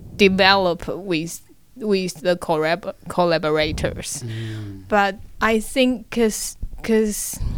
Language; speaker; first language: English; non-native, learner; Chinese